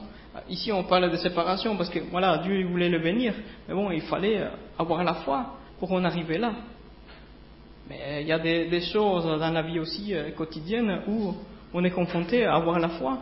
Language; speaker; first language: French; native; French